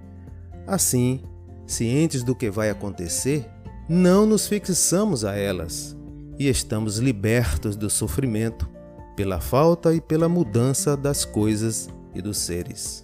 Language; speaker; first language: Portuguese; native; Portuguese